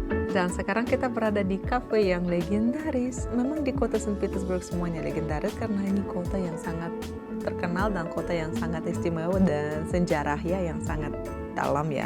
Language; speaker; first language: Indonesian; non-native, fluent; Russian